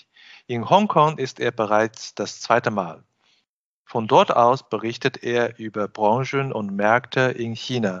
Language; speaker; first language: German; non-native, fluent; Chinese